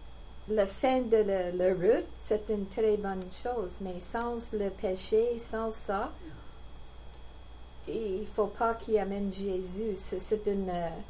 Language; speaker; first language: French; non-native, learner; English